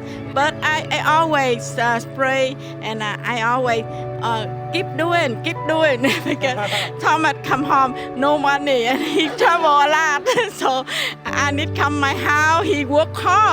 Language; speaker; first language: English; non-native, learner; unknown